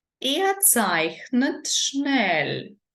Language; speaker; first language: German; non-native, learner; Ukrainian